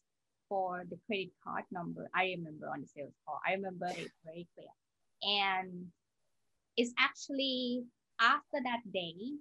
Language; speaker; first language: English; non-native, learner; Thai